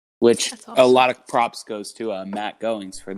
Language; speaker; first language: English; native; English